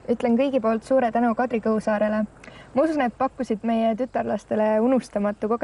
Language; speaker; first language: Estonian; native; Estonian